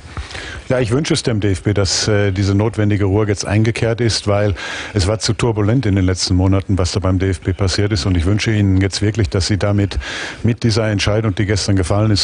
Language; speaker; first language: German; native; German